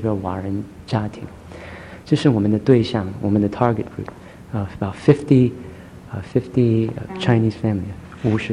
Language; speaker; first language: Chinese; early bilingual, heritage; Chinese